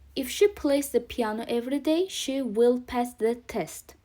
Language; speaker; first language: English; non-native, fluent; Azerbaijani